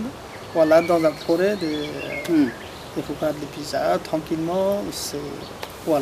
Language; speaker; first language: French; non-native, learner; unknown